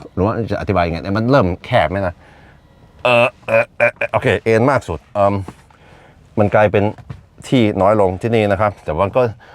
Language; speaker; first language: Thai; non-native, fluent; Norwegian